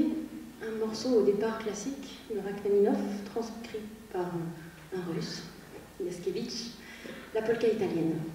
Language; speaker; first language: French; native; French